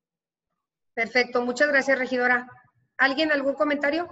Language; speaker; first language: Spanish; native; Spanish